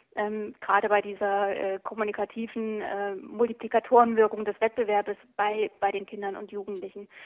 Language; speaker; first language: German; native; German